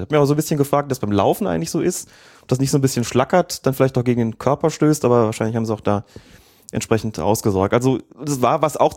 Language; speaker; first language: German; native; German